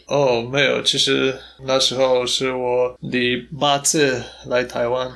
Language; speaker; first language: Chinese; non-native, fluent; Polish